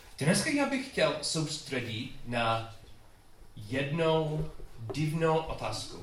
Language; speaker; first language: Czech; non-native, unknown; English